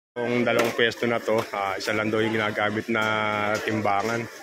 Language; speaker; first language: Filipino; non-native, local second language; Cebuano